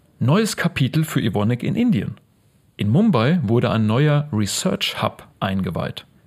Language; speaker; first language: German; native; German